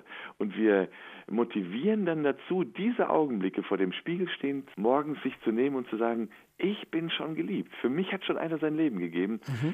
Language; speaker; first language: German; native; German